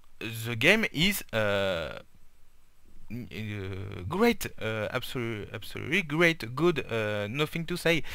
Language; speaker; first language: English; non-native, learner; French